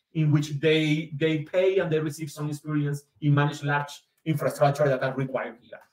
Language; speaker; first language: English; non-native, fluent; Spanish